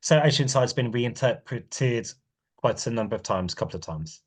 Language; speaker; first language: English; native; English